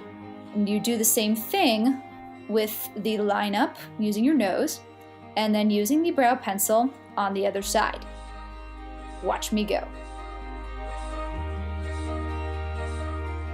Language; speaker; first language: English; native; English